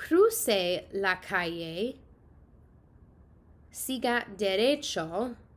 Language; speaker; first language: Spanish; non-native, fluent; English